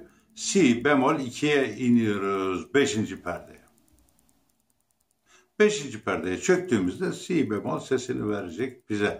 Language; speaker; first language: Turkish; native; Turkish